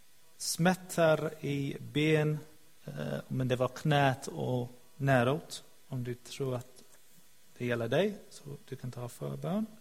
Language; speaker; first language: Swedish; non-native, fluent; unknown